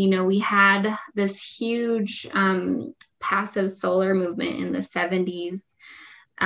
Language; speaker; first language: English; native; English